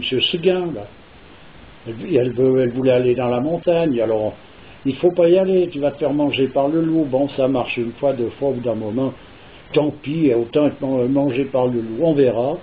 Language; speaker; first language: French; native; French